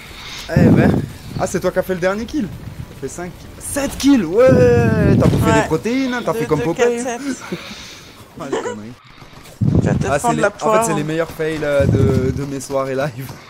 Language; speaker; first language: French; native; French